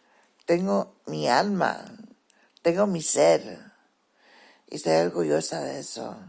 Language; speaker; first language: Spanish; early bilingual, heritage; Spanish